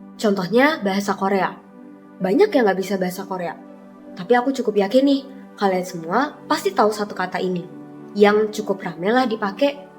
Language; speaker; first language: Indonesian; native; Indonesian